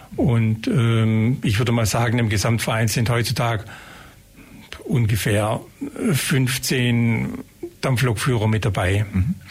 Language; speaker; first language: German; native; German